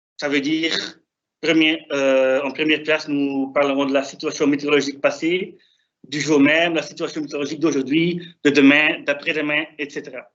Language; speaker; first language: French; non-native, fluent; German